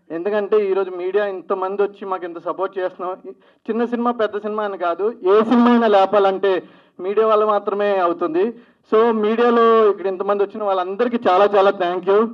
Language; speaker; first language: Telugu; native; Telugu